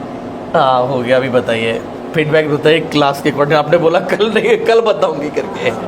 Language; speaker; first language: Hindi; native; Hindi